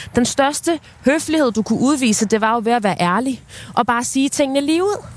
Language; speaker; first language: Danish; early bilingual, other home language; Ukrainian